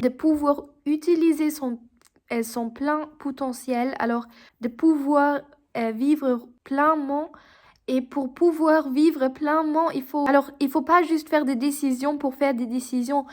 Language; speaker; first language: French; non-native, fluent; German